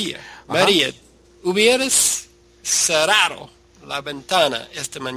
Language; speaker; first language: Spanish; non-native, learner; English